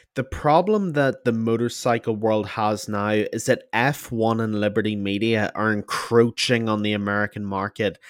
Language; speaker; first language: English; native; English